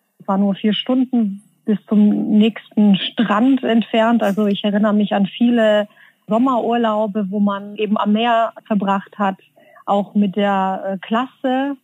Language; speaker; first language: German; early bilingual, other home language; Bosnian